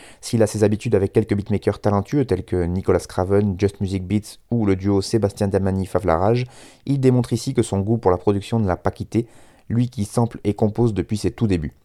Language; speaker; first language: French; native; French